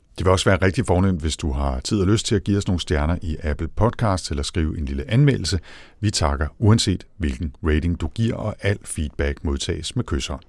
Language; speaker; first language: Danish; native; Danish